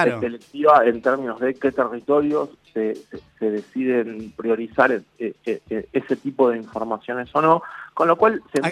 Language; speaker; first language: Spanish; native; Spanish